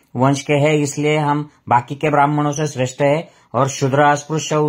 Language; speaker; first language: Hindi; non-native, local second language; Marathi